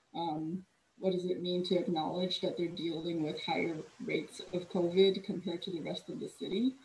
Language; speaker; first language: English; native; English